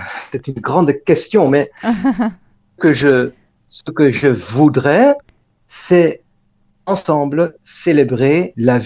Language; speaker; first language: French; non-native, fluent; Dutch